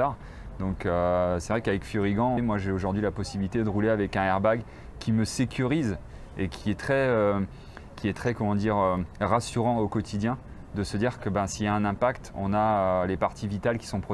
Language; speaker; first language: French; native; French